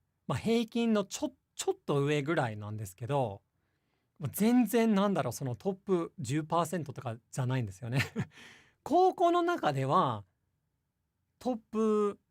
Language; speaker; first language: Japanese; non-native, fluent; English